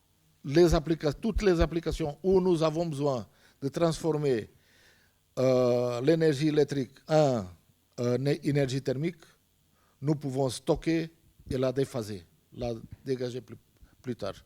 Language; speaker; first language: French; non-native, fluent; Portuguese